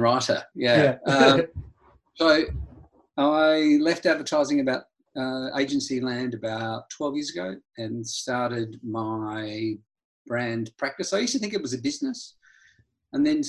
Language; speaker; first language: English; native; English